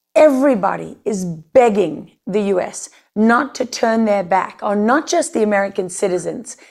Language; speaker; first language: English; native; English